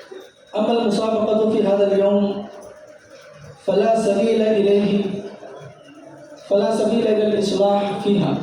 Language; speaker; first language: Arabic; non-native, fluent; Urdu